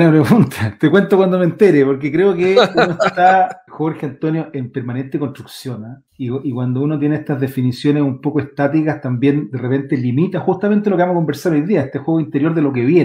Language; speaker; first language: Spanish; native; Spanish